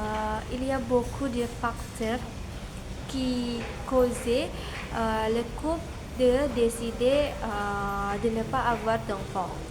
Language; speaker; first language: French; non-native, learner; Indonesian